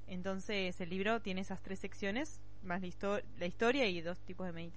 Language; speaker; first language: Spanish; native; Spanish